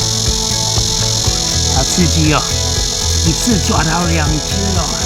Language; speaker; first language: Chinese; non-native, fluent; English